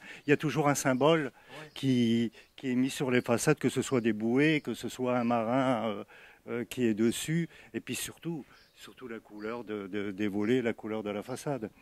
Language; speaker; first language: French; native; French